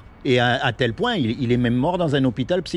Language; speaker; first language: French; native; French